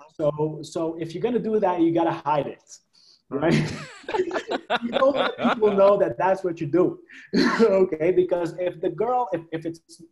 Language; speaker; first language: English; non-native, fluent; Arabic